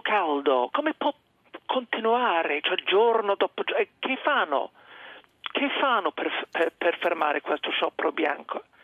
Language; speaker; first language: Italian; non-native, fluent; English